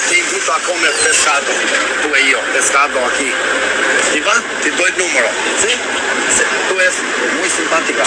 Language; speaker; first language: Spanish; non-native, learner; Albanian